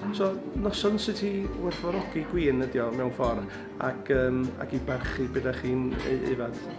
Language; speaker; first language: Welsh; native; Welsh